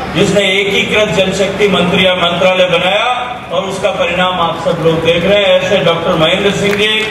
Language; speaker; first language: Hindi; native; Hindi